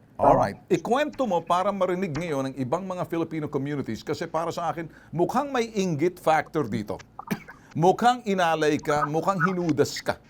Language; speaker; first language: Filipino; native; Filipino